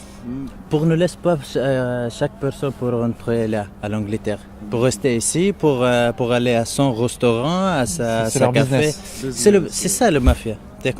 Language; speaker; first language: French; non-native, learner; Arabic